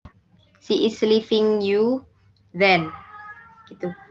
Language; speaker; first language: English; non-native, learner; Indonesian